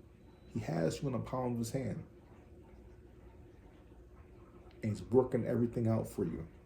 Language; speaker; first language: English; native; English